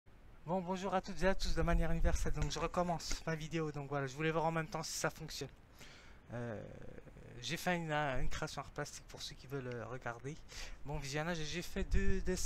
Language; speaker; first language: French; native; French